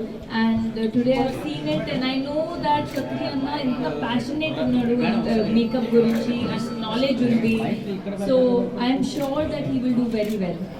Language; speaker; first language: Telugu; non-native, local second language; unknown